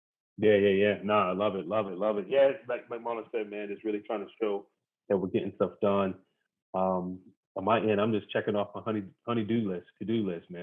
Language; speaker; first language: English; native; English